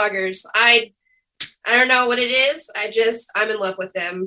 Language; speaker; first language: English; native; English